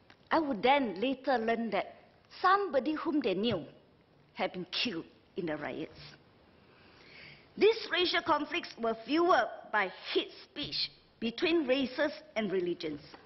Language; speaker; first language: English; non-native, local second language; Chinese